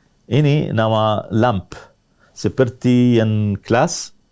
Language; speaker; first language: Indonesian; non-native, learner; Arabic